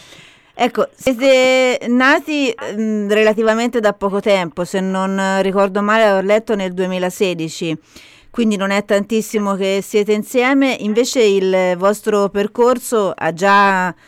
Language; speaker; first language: Italian; native; Italian